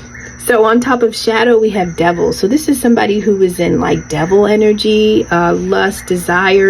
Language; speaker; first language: English; native; English